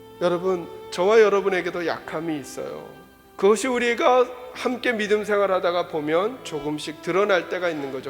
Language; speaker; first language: Korean; native; Korean